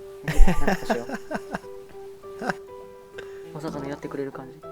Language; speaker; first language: Japanese; native; Japanese